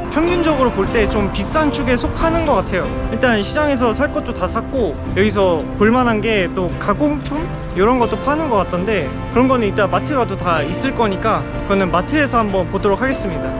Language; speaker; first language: Korean; native; Korean